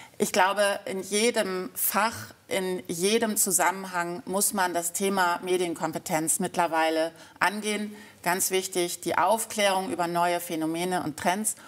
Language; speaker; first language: German; native; German